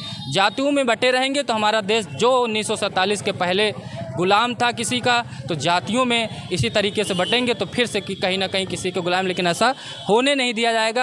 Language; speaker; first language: Hindi; native; Hindi